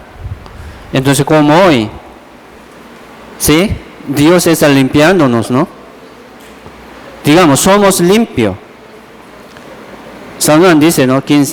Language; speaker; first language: Spanish; non-native, fluent; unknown